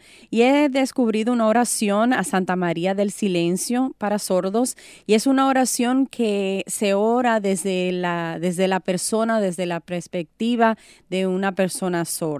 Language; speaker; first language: Spanish; native; Spanish